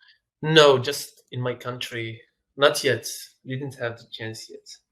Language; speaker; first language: English; non-native, fluent; Arabic